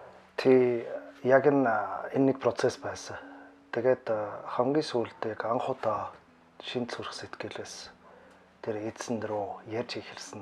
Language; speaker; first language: Mongolian; non-native, learner; German